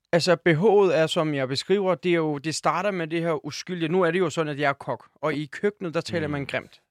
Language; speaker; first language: Danish; early bilingual, other home language; Turkish